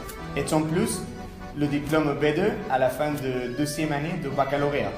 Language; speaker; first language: French; non-native, learner; Spanish